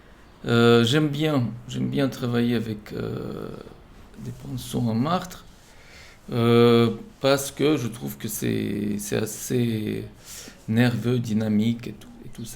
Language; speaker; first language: French; non-native, fluent; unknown